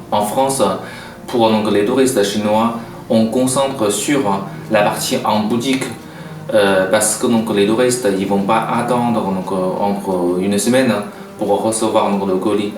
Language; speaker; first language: French; non-native, fluent; Chinese